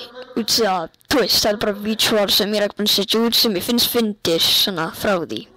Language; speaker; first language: Icelandic; early bilingual, heritage; Icelandic